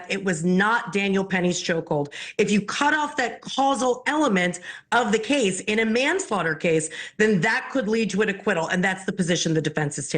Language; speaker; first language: English; native; English